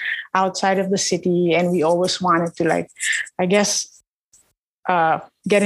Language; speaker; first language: English; non-native, local second language; Filipino